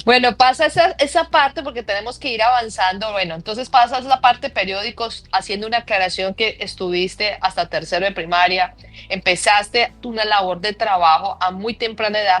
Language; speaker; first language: Spanish; native; Spanish